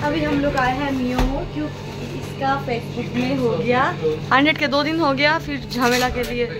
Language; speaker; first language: Hindi; non-native, local second language; Bangla